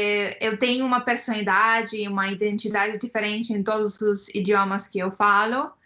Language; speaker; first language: Portuguese; non-native, fluent; Estonian